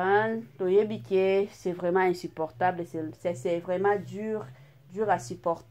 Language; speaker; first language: French; non-native, local second language; Lingala